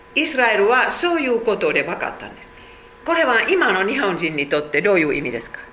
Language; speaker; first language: Japanese; non-native, fluent; Finnish